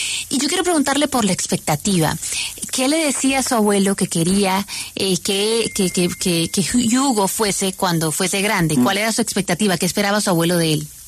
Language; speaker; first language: Spanish; native; Spanish